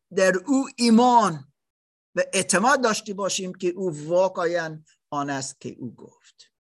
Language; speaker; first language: Persian; non-native, learner; German